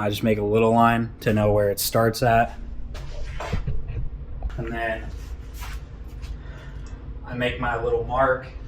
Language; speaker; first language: English; native; English